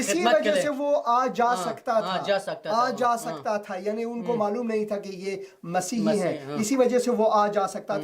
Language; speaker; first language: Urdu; non-native, fluent; Persian